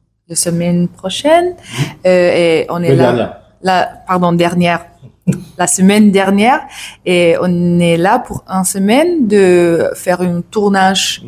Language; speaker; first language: French; non-native, learner; English